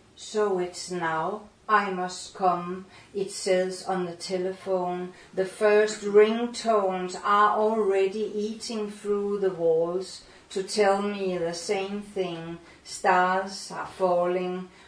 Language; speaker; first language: English; non-native, fluent; Danish